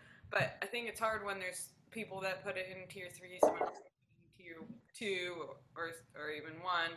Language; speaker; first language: English; native; English